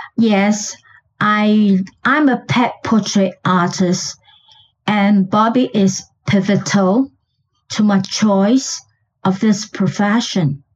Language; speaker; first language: English; non-native, local second language; Chinese